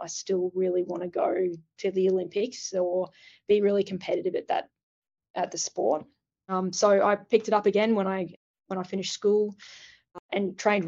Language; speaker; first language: English; native; English